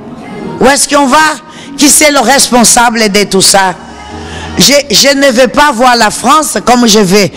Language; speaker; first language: French; non-native, fluent; Portuguese